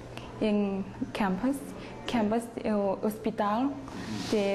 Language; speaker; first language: Spanish; non-native, learner; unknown